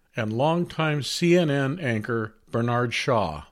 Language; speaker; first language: English; native; English